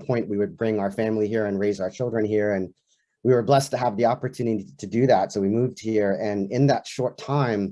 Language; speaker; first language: English; native; English